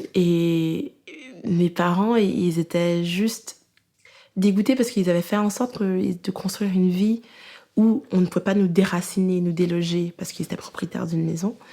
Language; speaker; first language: French; native; French